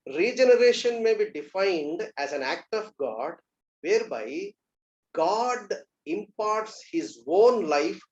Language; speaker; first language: English; non-native, local second language; Telugu